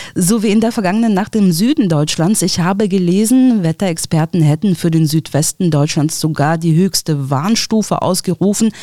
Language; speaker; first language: German; early bilingual, other home language; Russian